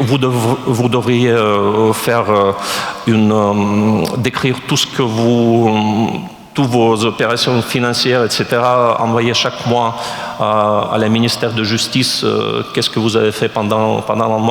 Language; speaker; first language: French; non-native, fluent; Russian